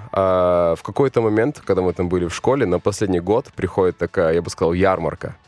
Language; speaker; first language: Russian; native; Russian